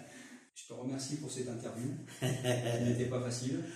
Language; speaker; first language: French; native; French